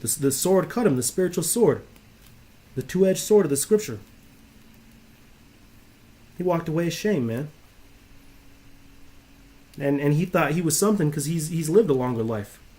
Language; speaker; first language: English; native; English